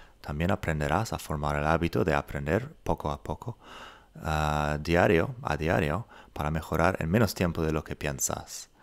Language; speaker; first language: Spanish; non-native, fluent; English